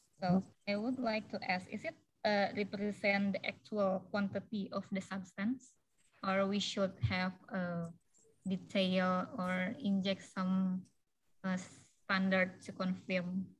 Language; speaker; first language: English; non-native, fluent; Indonesian